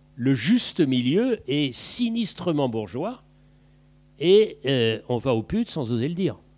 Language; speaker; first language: French; native; French